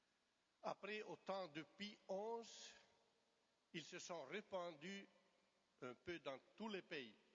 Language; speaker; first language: French; non-native, fluent; Italian